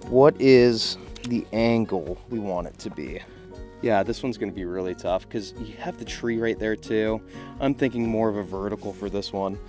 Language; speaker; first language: English; native; English